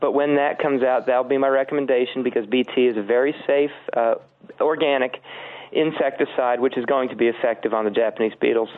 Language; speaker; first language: English; native; English